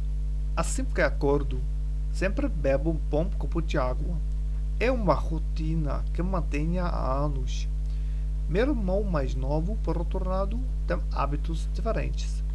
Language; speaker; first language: Portuguese; non-native, learner; German